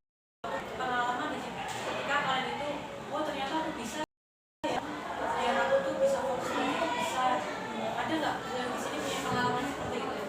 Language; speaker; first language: Indonesian; native; Indonesian